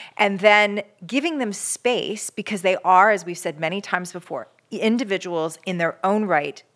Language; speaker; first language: English; native; English